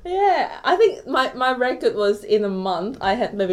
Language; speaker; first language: English; non-native, local second language; Cantonese